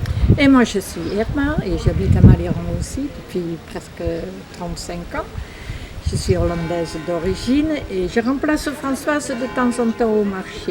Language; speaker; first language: French; non-native, fluent; Dutch